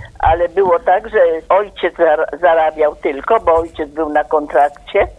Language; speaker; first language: Polish; native; Polish